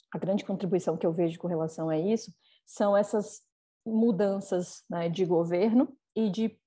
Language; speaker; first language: Portuguese; native; Portuguese